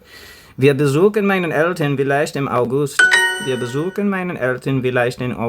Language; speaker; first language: German; non-native, learner; English